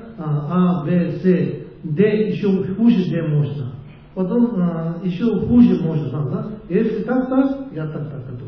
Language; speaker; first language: Russian; non-native, learner; Tibetan